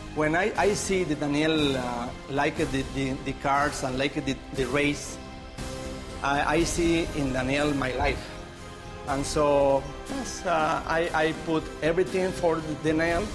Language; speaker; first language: English; non-native, fluent; Spanish